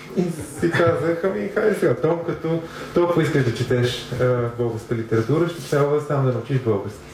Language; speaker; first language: Bulgarian; non-native, fluent; English